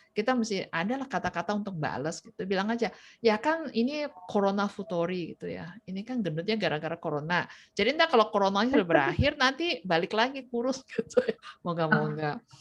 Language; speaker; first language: Indonesian; native; Indonesian